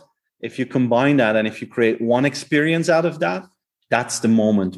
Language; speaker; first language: English; non-native, fluent; Dutch